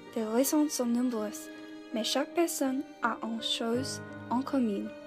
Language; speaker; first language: French; non-native, learner; English